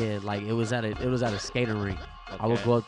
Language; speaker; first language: English; native; English